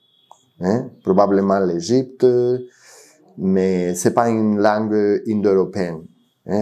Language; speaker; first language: French; non-native, fluent; Spanish